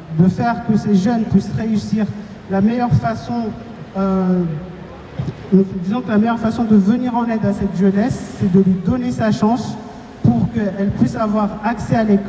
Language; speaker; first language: French; non-native, local second language; Comorian